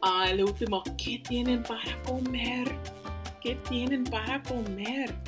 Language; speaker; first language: Spanish; non-native, fluent; English